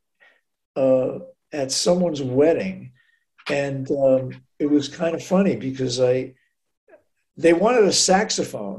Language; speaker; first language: English; native; English